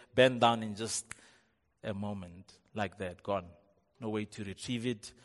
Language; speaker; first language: English; non-native, local second language; Tswana